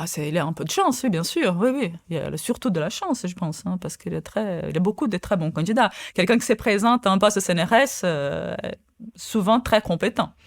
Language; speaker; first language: French; non-native, fluent; Portuguese